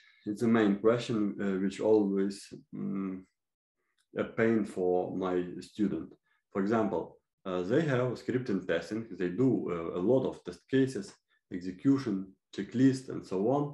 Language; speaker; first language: English; non-native, fluent; Ukrainian